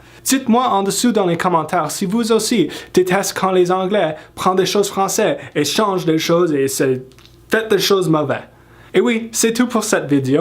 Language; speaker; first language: French; non-native, fluent; English